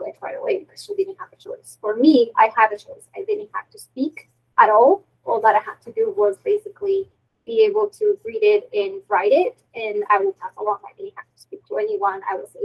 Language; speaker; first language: English; non-native, fluent; Spanish